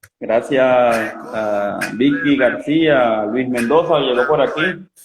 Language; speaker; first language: Spanish; native; Spanish